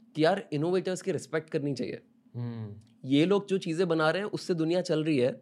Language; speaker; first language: Hindi; native; Hindi